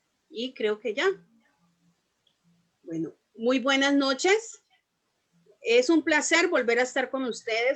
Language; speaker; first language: Spanish; native; Spanish